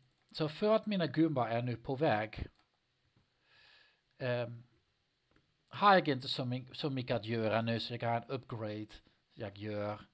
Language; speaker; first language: Swedish; non-native, learner; Dutch